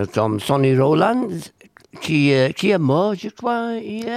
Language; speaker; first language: French; non-native, learner; English